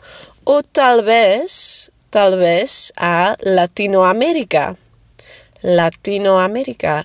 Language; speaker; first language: Spanish; non-native, fluent; Dutch